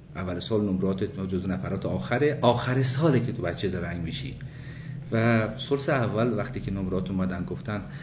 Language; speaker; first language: Persian; early bilingual, other home language; English